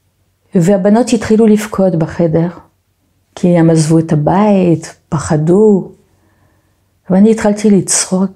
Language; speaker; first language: Hebrew; non-native, fluent; French